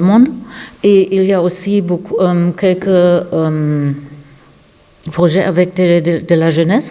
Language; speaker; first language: French; non-native, learner; German